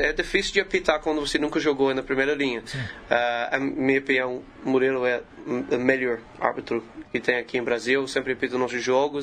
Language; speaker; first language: Portuguese; non-native, learner; English